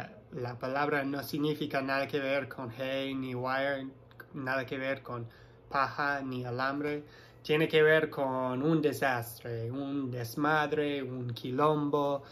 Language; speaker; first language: Spanish; non-native, fluent; English